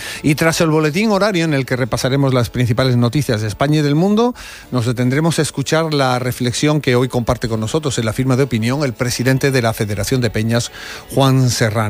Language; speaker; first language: Spanish; native; Spanish